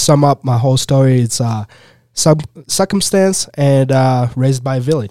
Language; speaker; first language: English; non-native, local second language; Ganda